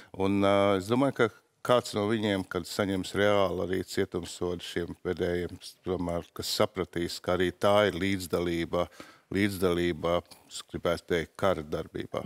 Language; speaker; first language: Latvian; native; Latvian